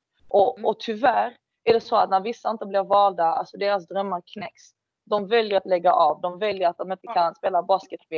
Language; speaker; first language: Swedish; native; Swedish